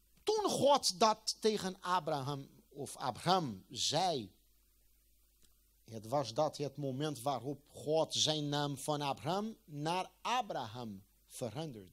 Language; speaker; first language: Dutch; non-native, fluent; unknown